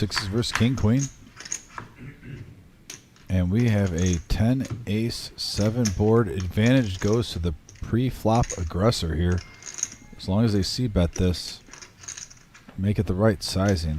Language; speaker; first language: English; native; English